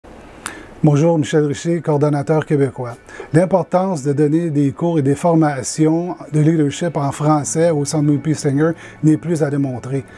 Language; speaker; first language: French; native; French